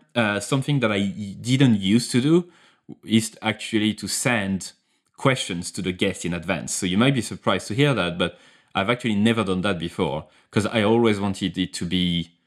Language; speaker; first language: English; non-native, fluent; French